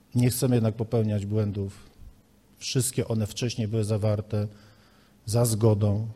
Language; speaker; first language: Polish; native; Polish